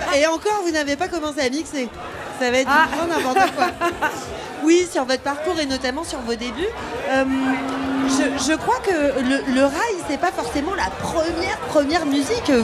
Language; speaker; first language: French; native; French